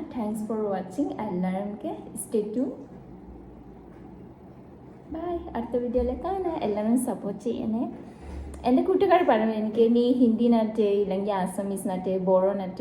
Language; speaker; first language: Malayalam; non-native, learner; Bodo